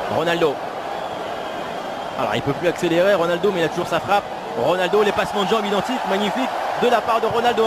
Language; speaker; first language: French; native; French